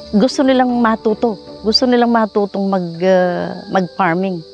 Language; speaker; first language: Filipino; non-native, local second language; Pampanga